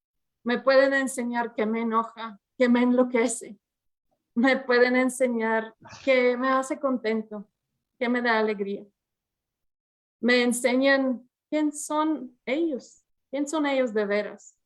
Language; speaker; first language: Spanish; early bilingual, heritage; English